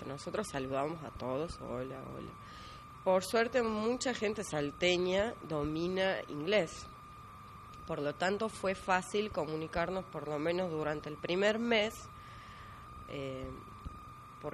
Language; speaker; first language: Spanish; non-native, fluent; Georgian